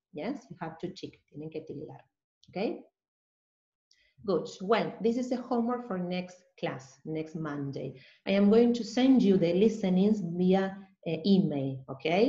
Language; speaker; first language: English; non-native, fluent; Spanish